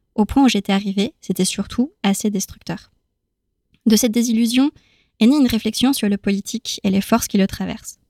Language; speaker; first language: French; native; French